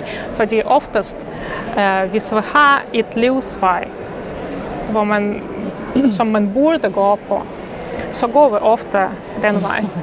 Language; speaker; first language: Danish; non-native, fluent; Russian